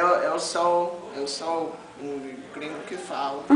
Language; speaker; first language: Portuguese; non-native, learner; English